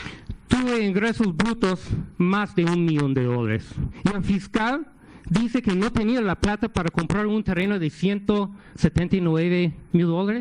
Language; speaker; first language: Spanish; non-native, fluent; English